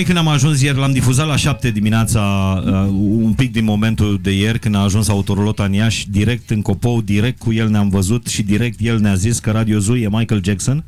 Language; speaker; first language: Romanian; native; Romanian